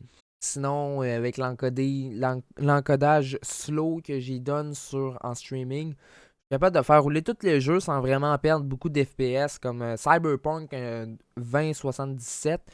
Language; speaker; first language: French; native; French